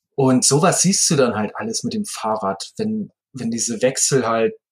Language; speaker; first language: German; native; German